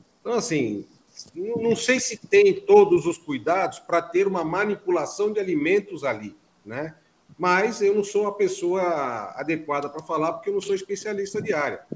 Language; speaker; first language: Portuguese; native; Portuguese